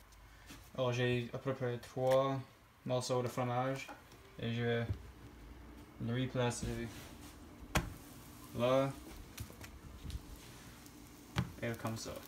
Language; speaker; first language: French; non-native, learner; English